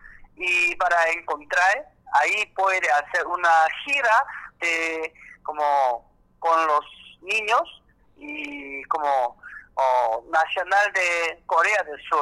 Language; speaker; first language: Spanish; non-native, learner; Korean